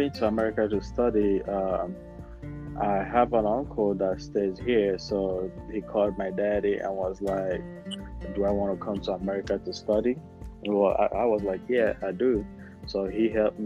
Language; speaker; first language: English; non-native, local second language; Igbo